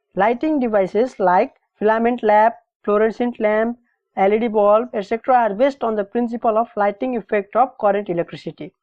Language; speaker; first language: English; non-native, local second language; Nepali